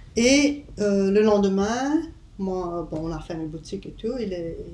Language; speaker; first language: French; non-native, fluent; English